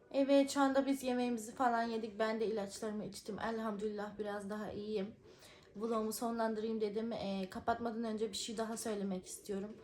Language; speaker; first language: Turkish; native; Turkish